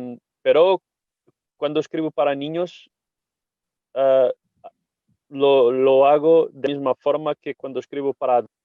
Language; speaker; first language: Spanish; non-native, fluent; Portuguese